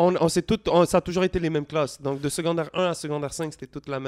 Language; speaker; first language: French; native; French